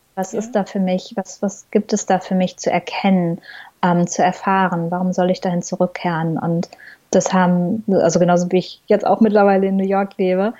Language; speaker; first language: German; native; German